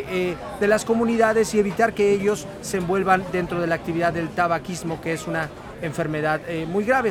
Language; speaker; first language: Spanish; native; Spanish